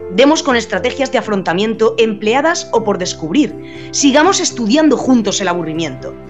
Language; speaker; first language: Spanish; native; Spanish